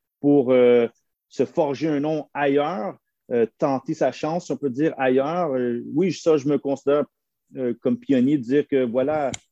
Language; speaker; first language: French; native; French